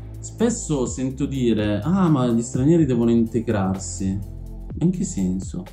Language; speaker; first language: Italian; early bilingual, other home language; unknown